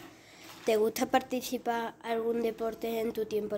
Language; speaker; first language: Spanish; native; Spanish